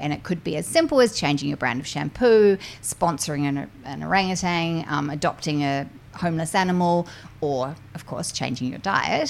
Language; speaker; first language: English; native; English